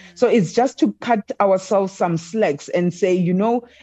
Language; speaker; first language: English; non-native, local second language; Southern Sotho